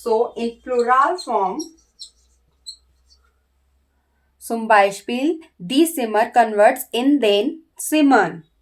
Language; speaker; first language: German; non-native, learner; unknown